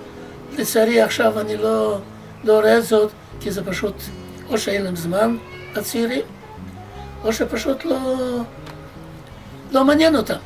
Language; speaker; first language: Hebrew; non-native, fluent; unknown